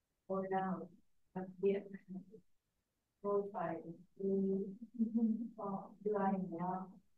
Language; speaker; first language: Chinese; non-native, learner; Vietnamese